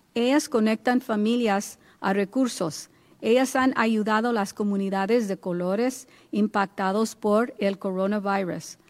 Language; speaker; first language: Spanish; early bilingual, heritage; Spanish